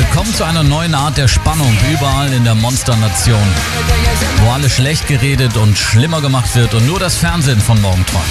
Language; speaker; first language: German; native; German